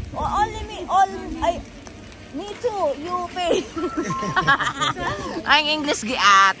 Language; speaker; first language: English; non-native, local second language; Cebuano